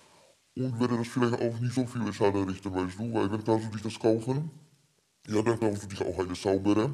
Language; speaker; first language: German; non-native, fluent; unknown